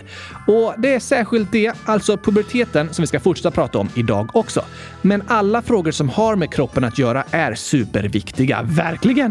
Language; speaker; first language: Swedish; native; Swedish